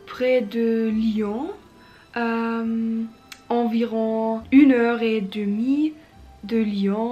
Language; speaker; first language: French; non-native, learner; German